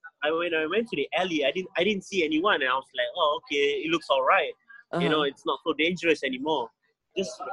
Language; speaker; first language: English; native; English